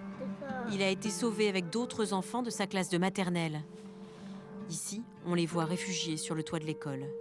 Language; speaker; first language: French; native; French